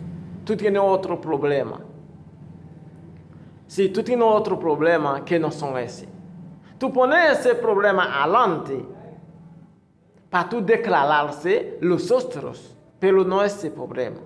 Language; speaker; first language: Spanish; non-native, fluent; Haitian Creole